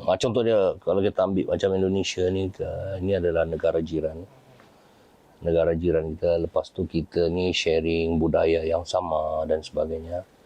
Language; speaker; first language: Malay; native; Malay